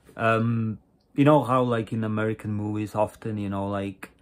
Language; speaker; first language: English; non-native, fluent; Latvian